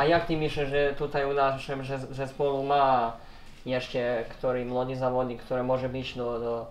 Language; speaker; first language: Polish; non-native, learner; Serbian